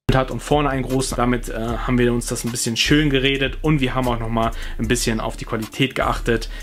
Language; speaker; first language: German; early bilingual, other home language; Portuguese